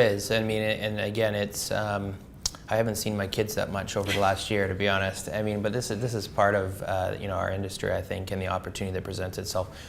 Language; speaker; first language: English; native; English